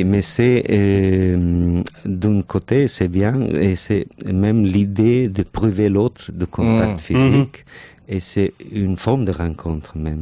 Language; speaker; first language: French; non-native, fluent; Catalan